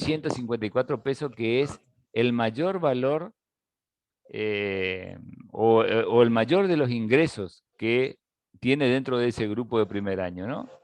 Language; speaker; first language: Spanish; native; Spanish